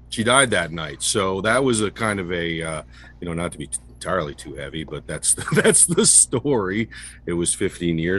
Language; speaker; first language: English; native; English